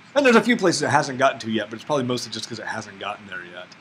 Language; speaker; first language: English; native; English